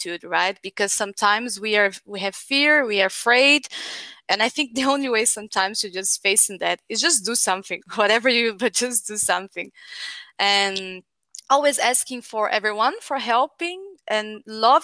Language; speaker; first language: English; non-native, fluent; Portuguese